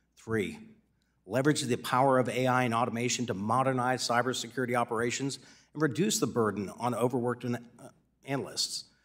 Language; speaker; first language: English; native; English